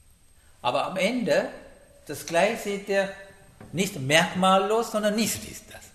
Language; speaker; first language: German; non-native, learner; Sinhala